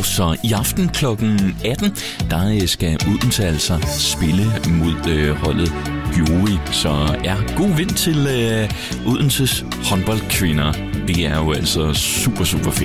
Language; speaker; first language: Danish; native; Danish